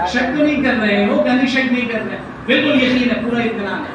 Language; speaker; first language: Urdu; native; Urdu